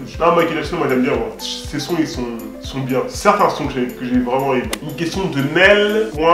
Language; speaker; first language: French; early bilingual, other home language; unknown